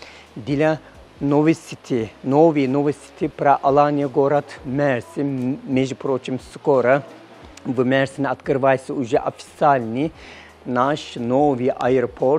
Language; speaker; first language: Russian; non-native, learner; Turkish